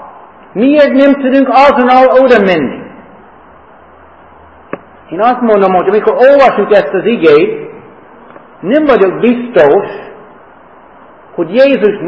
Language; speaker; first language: Hungarian; non-native, fluent; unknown